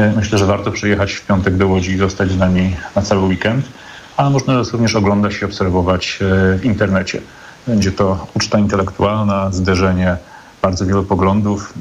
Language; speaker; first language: Polish; native; Polish